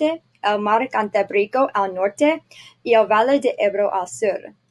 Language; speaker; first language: Spanish; non-native, learner; English